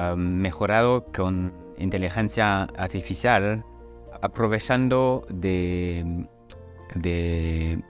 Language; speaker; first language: Spanish; non-native, fluent; French